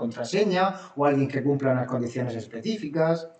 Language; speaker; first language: Spanish; native; Spanish